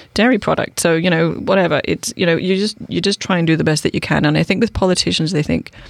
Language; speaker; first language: English; native; English